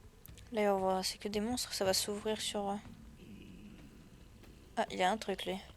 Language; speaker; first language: French; native; French